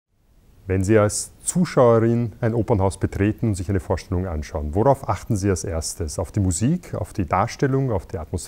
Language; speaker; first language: German; native; German